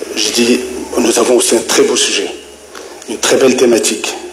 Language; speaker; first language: French; non-native, local second language; Arabic